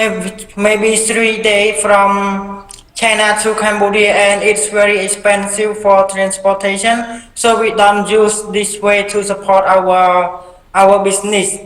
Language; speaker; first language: English; non-native, learner; Khmer